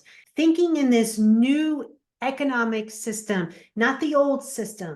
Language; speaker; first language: English; native; English